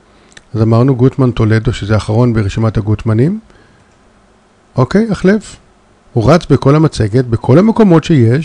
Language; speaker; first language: Hebrew; native; Hebrew